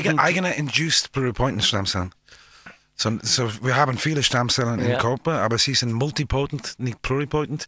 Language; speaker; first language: German; non-native, learner; English